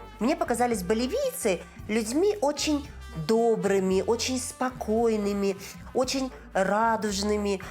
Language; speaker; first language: Russian; native; Russian